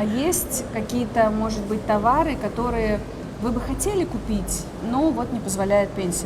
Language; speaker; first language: Russian; native; Russian